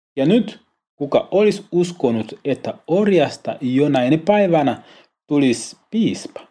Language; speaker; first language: Finnish; non-native, learner; Swahili